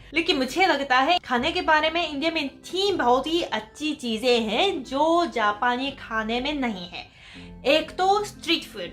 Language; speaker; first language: Hindi; non-native, fluent; Japanese